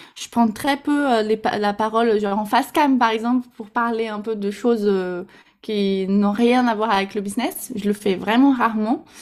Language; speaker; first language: French; non-native, fluent; Portuguese